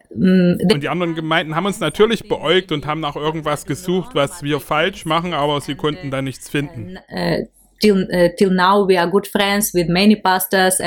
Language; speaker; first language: German; non-native, fluent; Ukrainian